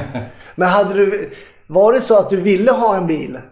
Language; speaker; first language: Swedish; native; Swedish